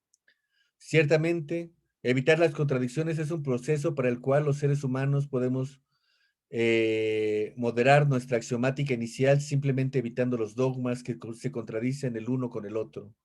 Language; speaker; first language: Spanish; native; Spanish